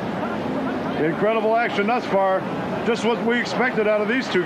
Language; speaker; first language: English; native; English